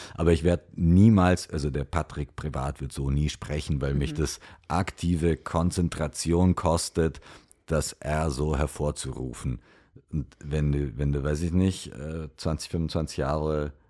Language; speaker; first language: German; early bilingual, other home language; Romanian